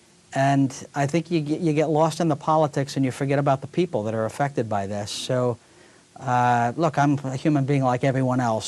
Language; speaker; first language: English; native; English